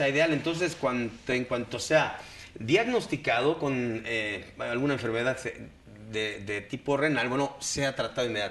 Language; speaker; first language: Spanish; native; Spanish